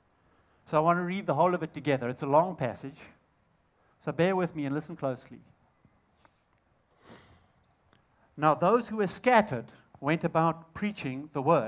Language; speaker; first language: English; native; English